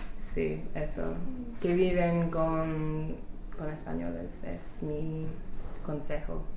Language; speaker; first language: Spanish; non-native, fluent; English